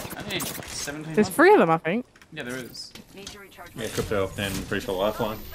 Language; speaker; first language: English; native; English